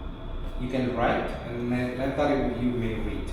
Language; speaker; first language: English; non-native, local second language; Indonesian